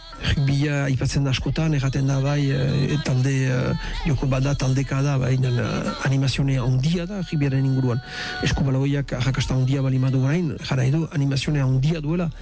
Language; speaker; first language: Basque; native; Basque